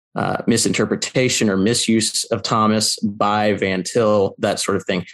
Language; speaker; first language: English; native; English